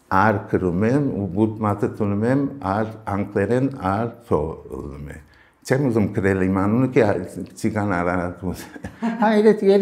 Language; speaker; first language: Armenian; early bilingual, heritage; Armenian